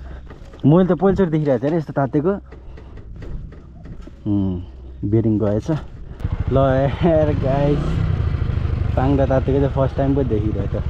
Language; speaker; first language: Nepali; native; Nepali